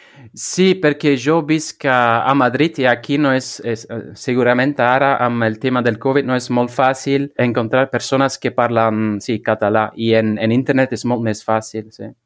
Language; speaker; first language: Catalan; non-native, learner; Dutch